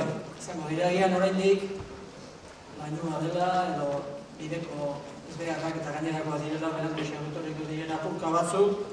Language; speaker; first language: Basque; native; Basque